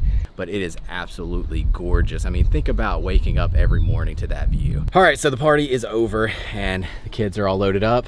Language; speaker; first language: English; native; English